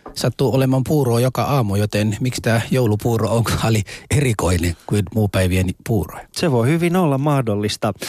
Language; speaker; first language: Finnish; non-native, fluent; Persian